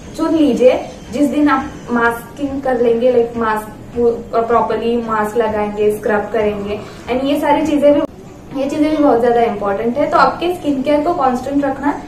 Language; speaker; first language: Hindi; non-native, local second language; Marathi